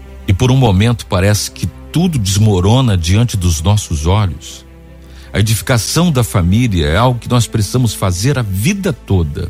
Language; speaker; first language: Portuguese; native; Portuguese